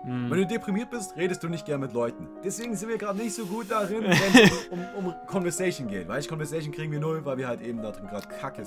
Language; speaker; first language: German; native; German